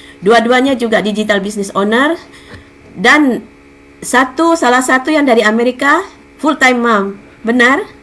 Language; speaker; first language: Indonesian; native; Indonesian